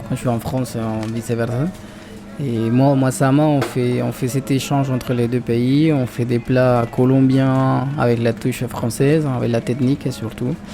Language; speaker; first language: French; non-native, fluent; Spanish